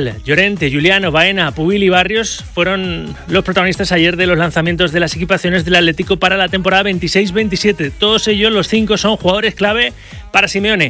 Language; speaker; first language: Spanish; native; Spanish